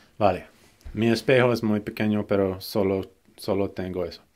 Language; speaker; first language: Spanish; non-native, learner; English